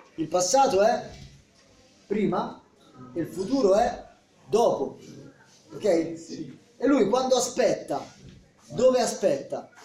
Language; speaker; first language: Italian; native; Italian